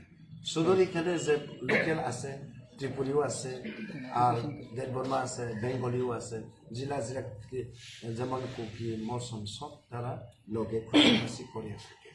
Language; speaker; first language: Bangla; non-native, local second language; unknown